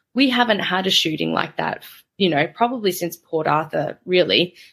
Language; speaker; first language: English; native; English